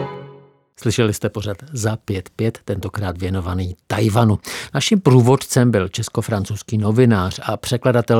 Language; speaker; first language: Czech; native; Czech